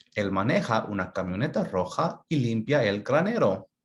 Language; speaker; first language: Spanish; early bilingual, other home language; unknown